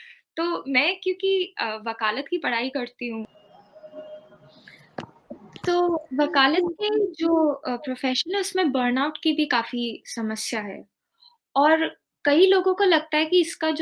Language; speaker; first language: Hindi; native; Hindi